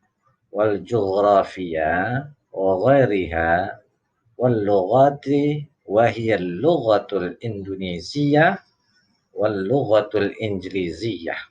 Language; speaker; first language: Arabic; non-native, fluent; Indonesian